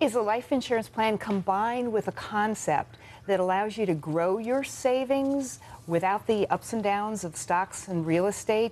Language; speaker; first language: English; native; English